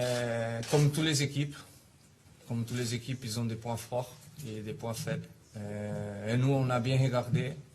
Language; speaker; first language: French; non-native, fluent; Italian